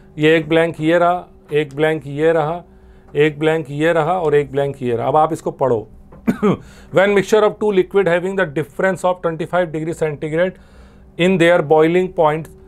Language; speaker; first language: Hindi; non-native, local second language; Gujarati